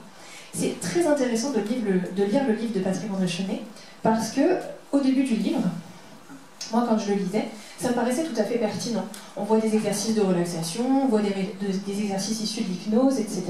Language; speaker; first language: French; native; French